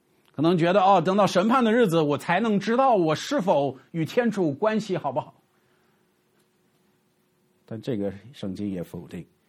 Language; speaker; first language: Chinese; non-native, fluent; English